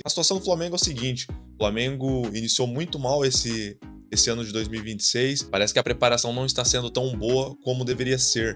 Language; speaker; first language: Portuguese; native; Portuguese